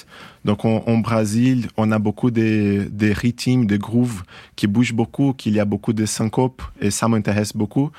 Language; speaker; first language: French; non-native, fluent; Portuguese